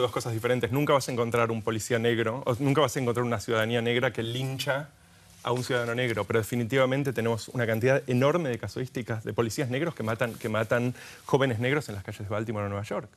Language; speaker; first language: Spanish; native; Spanish